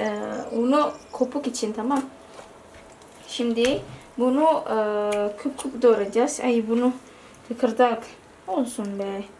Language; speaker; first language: Turkish; non-native, learner; Indonesian